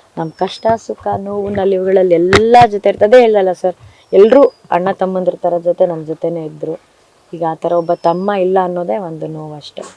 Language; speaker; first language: Kannada; native; Kannada